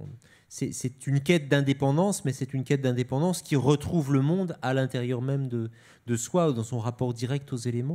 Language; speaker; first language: French; native; French